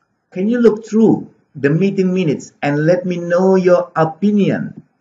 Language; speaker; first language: English; non-native, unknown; Indonesian